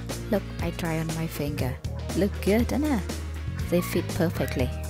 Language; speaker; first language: English; non-native, learner; Vietnamese